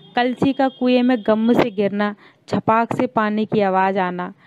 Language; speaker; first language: Hindi; native; Hindi